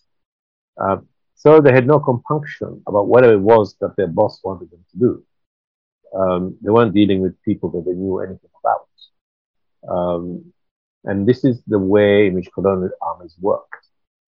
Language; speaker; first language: English; non-native, local second language; Swahili